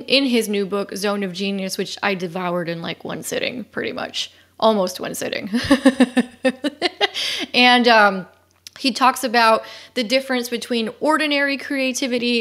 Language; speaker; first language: English; native; English